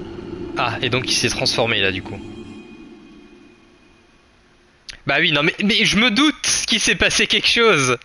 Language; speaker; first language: French; native; French